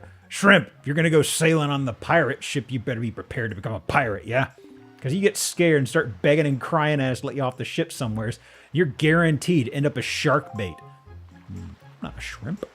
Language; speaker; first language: English; native; English